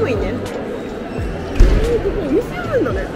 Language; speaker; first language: Japanese; native; Japanese